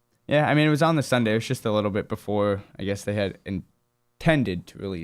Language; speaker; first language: English; native; English